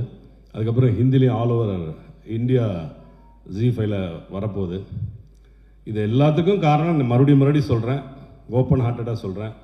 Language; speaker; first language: Tamil; native; Tamil